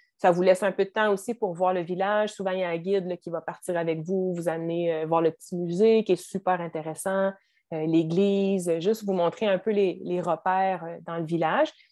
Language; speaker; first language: French; native; French